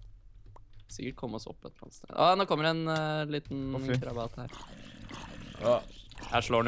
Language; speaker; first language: Norwegian; native; Norwegian